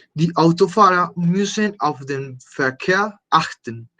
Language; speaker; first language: German; non-native, fluent; Spanish